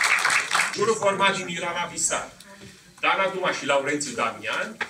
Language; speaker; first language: Romanian; native; Romanian